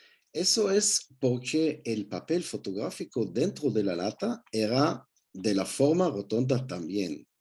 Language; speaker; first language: Spanish; non-native, learner; Hebrew